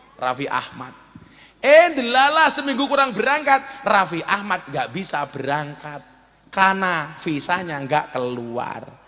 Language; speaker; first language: Indonesian; native; Indonesian